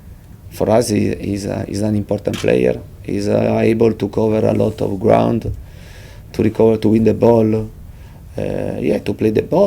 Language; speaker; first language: English; non-native, fluent; Italian